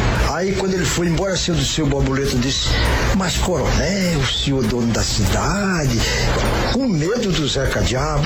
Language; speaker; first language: Portuguese; native; Portuguese